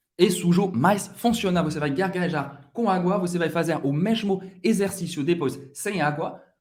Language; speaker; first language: Portuguese; non-native, fluent; French